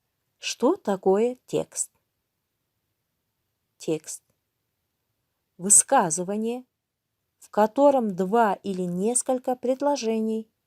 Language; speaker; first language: Russian; non-native, local second language; Kyrgyz